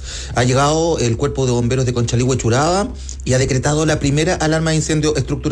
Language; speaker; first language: Spanish; native; Spanish